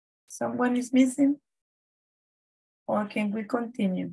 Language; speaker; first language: English; non-native, fluent; Spanish